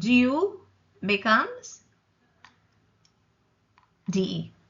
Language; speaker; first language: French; non-native, fluent; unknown